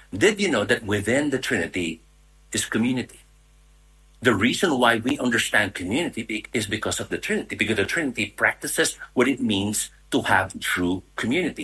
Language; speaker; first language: English; non-native, local second language; Filipino